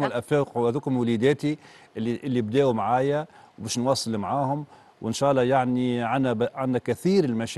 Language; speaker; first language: Arabic; native; Arabic